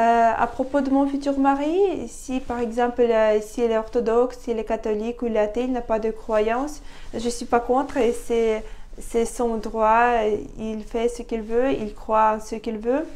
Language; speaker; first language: French; non-native, fluent; Russian